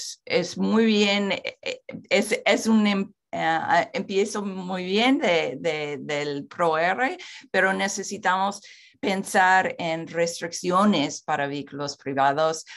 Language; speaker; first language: Spanish; non-native, fluent; English